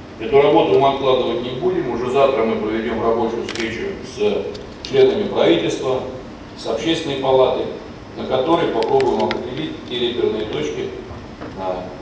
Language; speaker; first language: Russian; native; Russian